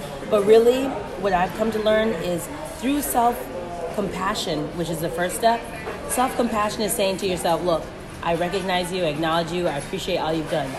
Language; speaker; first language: English; native; English